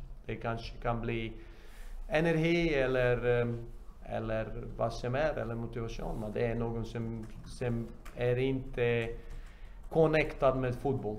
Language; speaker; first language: Swedish; non-native, fluent; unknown